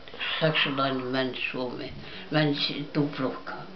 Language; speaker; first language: Finnish; early bilingual, heritage; Finnish